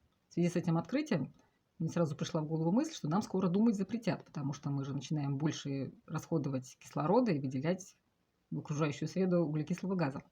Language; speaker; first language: Russian; native; Russian